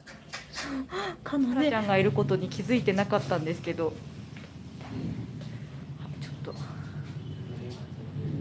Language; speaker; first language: Japanese; native; Japanese